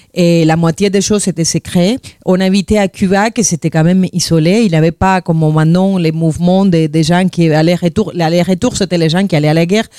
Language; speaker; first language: French; non-native, fluent; Spanish